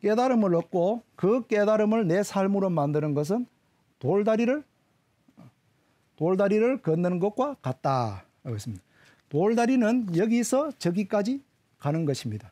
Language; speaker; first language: Korean; native; Korean